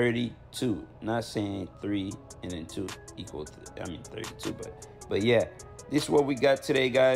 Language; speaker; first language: English; native; English